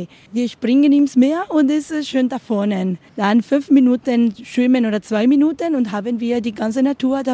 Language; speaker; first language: German; non-native, learner; Spanish